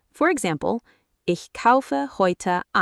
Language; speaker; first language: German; non-native, fluent; Arabic